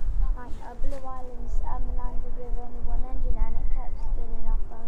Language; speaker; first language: English; native; English